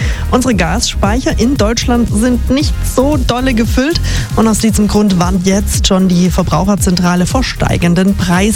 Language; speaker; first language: German; native; German